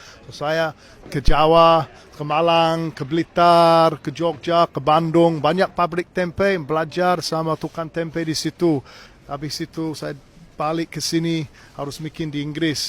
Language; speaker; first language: Indonesian; non-native, fluent; English